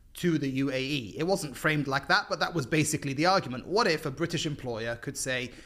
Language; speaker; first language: English; native; English